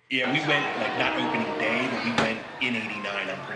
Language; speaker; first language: English; native; English